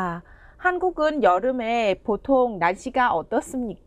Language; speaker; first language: Korean; non-native, fluent; Vietnamese